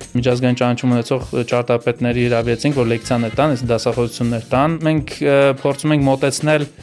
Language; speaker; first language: Armenian; native; Armenian